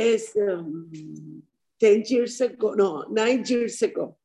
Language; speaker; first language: English; non-native, learner; Spanish